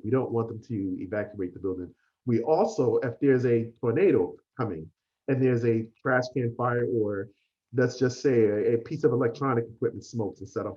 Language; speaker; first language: English; native; English